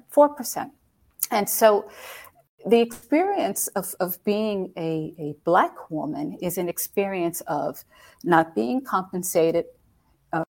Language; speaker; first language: English; native; English